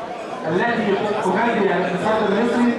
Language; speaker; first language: Arabic; native; Arabic